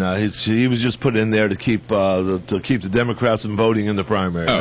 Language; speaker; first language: English; native; English